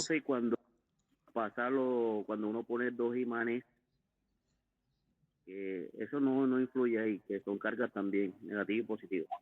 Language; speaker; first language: Spanish; native; Spanish